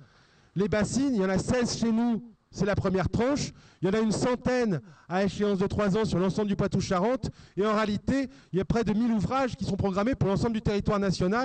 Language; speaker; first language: French; native; French